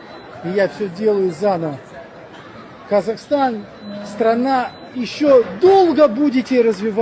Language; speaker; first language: Russian; non-native, fluent; Romanian